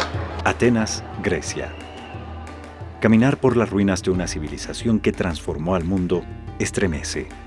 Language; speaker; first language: Spanish; native; Spanish